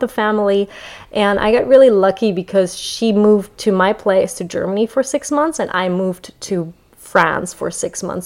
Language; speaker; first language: English; non-native, fluent; German